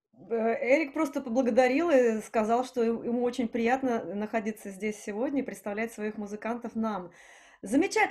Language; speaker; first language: Russian; native; Russian